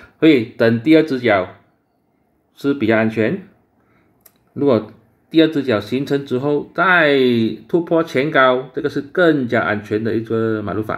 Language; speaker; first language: Chinese; native; Chinese